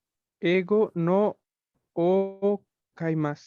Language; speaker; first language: Japanese; non-native, learner; Spanish